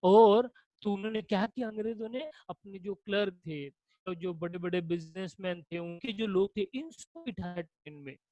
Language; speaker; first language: Hindi; non-native, local second language; Marathi